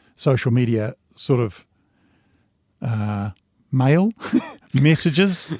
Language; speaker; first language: English; native; English